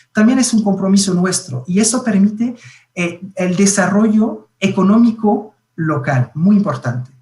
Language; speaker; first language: Spanish; non-native, fluent; French